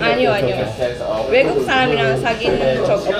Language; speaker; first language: Korean; non-native, learner; Japanese